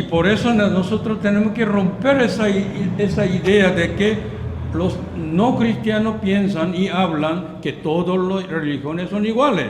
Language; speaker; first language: Spanish; non-native, fluent; Korean